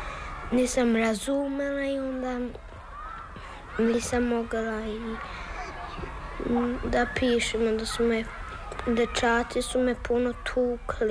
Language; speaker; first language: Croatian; early bilingual, heritage; Croatian